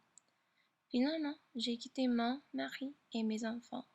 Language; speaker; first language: French; non-native, learner; English